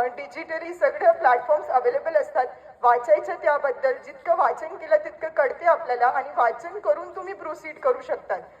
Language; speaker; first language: Marathi; non-native, local second language; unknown